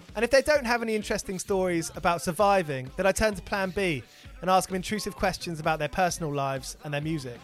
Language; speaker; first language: English; native; English